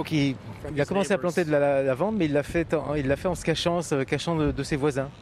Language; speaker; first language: French; native; French